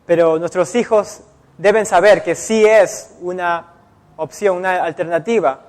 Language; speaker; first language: Spanish; native; Spanish